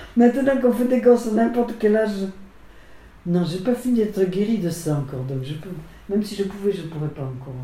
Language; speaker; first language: French; non-native, local second language; Swiss German